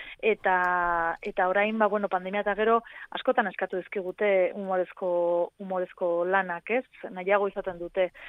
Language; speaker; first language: Basque; non-native, local second language; Spanish